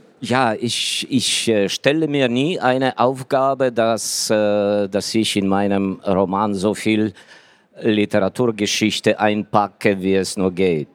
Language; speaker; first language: German; non-native, fluent; Ukrainian